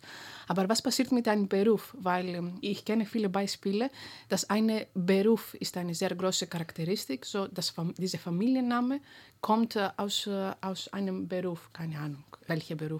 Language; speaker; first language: German; non-native, fluent; Greek